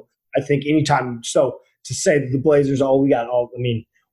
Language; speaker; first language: English; native; English